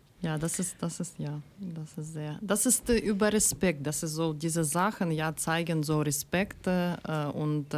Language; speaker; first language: German; non-native, learner; Ukrainian